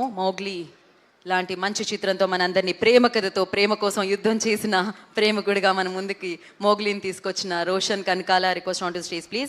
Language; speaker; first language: Telugu; native; Telugu